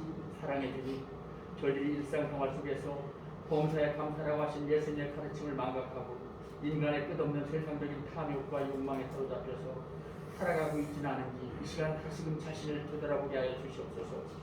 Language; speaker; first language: Korean; native; Korean